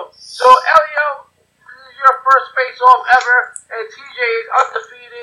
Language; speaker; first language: English; native; English